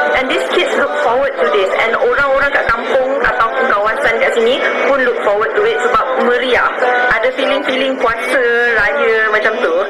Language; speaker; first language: Malay; native; Malay